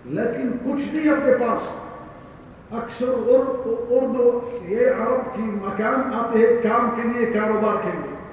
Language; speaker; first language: Urdu; non-native, learner; Arabic